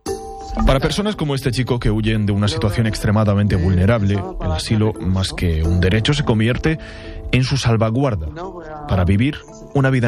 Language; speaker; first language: Spanish; native; Spanish